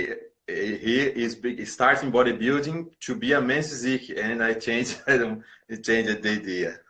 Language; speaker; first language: English; non-native, learner; Portuguese